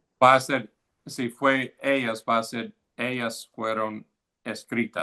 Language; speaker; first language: Spanish; non-native, fluent; English